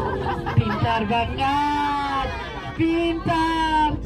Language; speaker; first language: Indonesian; non-native, fluent; Turkish